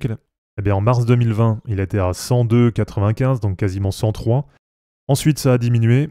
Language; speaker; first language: French; native; French